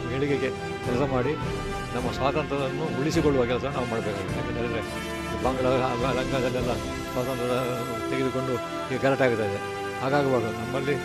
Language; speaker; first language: Kannada; non-native, local second language; Tulu